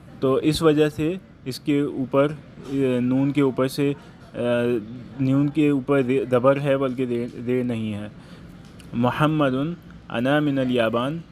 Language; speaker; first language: Urdu; native; Urdu